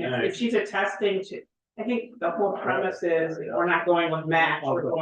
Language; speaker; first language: English; native; English